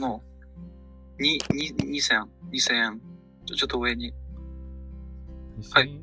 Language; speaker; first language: Japanese; non-native, learner; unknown